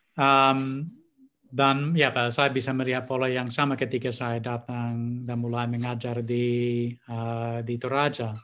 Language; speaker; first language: Indonesian; non-native, fluent; English